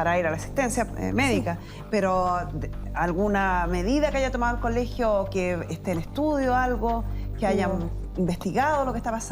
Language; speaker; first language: Spanish; native; Spanish